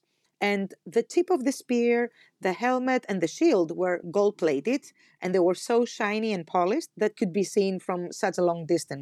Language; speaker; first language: English; non-native, fluent; Greek